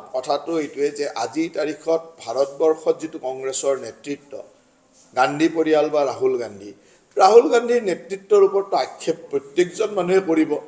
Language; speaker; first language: Assamese; native; Assamese